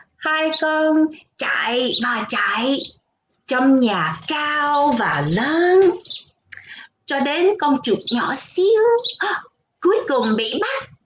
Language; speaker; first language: Vietnamese; early bilingual, heritage; Vietnamese